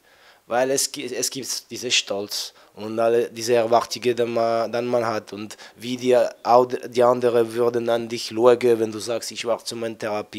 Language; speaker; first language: German; non-native, fluent; French